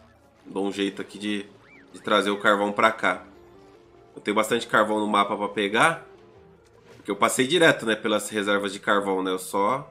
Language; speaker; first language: Portuguese; native; Portuguese